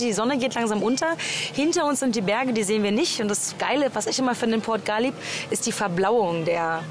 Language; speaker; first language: German; native; German